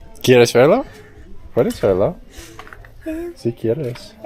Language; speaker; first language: Spanish; non-native, learner; English